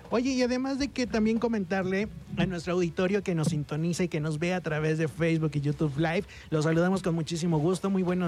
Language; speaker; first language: Spanish; native; Spanish